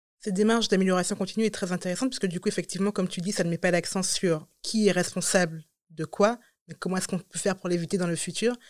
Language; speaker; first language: French; native; French